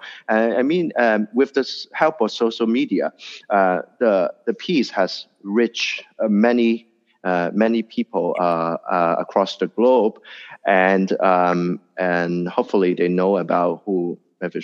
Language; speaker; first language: English; non-native, local second language; Cantonese